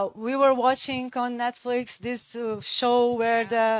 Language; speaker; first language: English; non-native, fluent; Macedonian